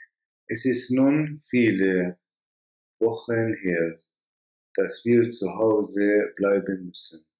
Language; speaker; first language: German; non-native, fluent; Arabic